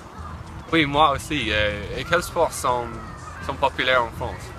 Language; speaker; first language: French; non-native, learner; English